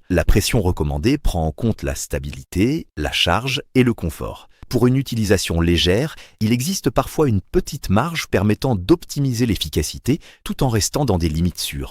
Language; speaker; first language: French; native; French